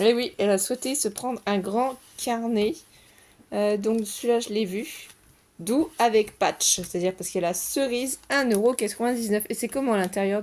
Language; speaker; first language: French; native; French